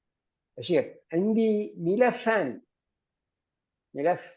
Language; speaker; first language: Arabic; non-native, fluent; Malayalam